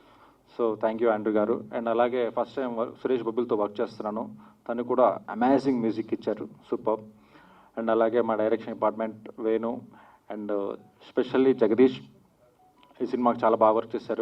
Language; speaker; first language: Telugu; native; Telugu